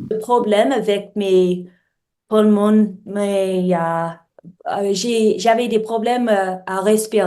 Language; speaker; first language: French; non-native, learner; English